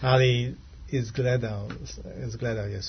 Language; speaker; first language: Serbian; non-native, learner; English